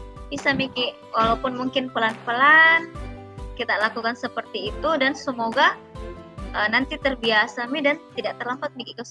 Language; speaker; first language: Indonesian; non-native, local second language; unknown